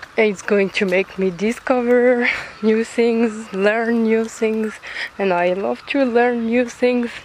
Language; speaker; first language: English; non-native, fluent; French